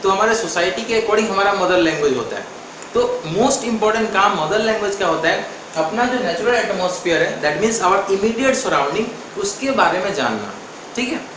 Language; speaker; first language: Hindi; non-native, local second language; Odia